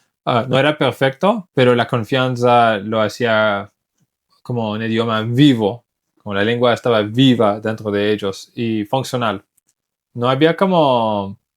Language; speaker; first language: Spanish; non-native, fluent; English